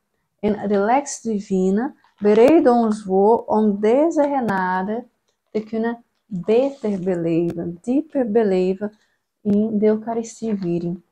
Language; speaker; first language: German; non-native, learner; Portuguese